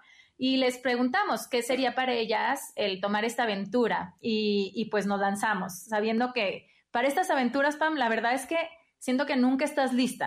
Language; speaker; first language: Spanish; native; Spanish